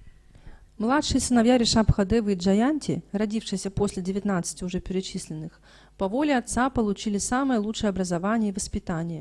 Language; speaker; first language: Russian; native; Russian